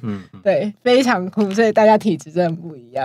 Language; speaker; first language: Chinese; native; Chinese